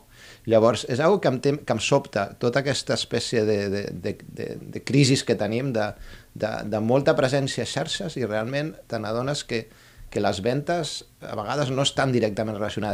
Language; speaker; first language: Catalan; native; Catalan